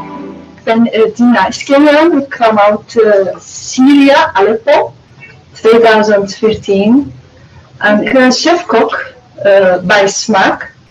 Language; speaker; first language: Dutch; non-native, learner; Arabic